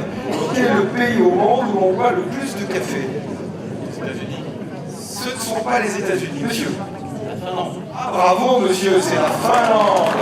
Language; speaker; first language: French; native; French